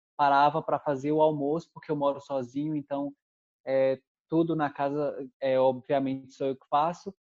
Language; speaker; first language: Portuguese; native; Portuguese